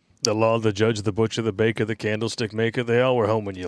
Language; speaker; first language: English; native; English